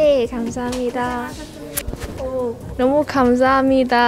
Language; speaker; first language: Korean; non-native, learner; Cantonese